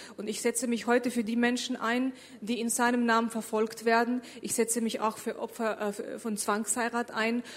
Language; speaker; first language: German; early bilingual, other home language; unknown